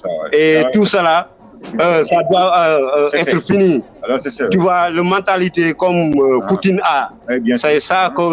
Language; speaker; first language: French; non-native, local second language; Wolof